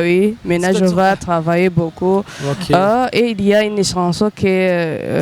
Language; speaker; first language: French; non-native, local second language; Rundi